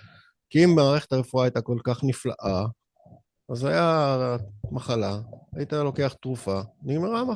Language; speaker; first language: Hebrew; native; Hebrew